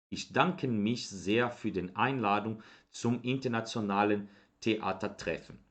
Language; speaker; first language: German; non-native, fluent; Portuguese